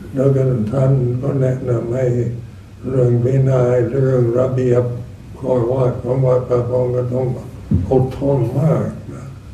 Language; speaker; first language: Thai; non-native, fluent; English